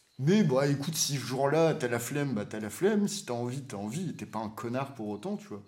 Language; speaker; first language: French; native; French